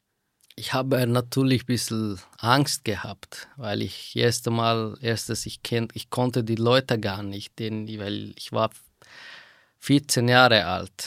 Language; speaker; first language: German; non-native, fluent; Persian